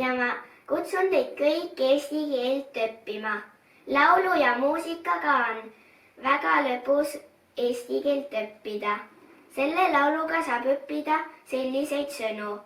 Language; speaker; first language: Estonian; early bilingual, heritage; Estonian